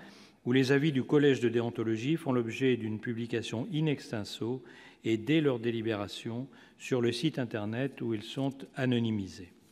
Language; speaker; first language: French; native; French